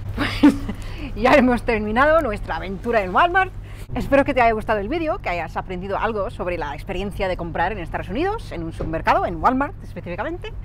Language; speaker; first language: Spanish; non-native, fluent; English